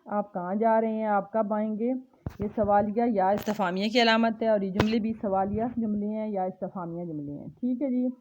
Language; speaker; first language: Urdu; non-native, local second language; Punjabi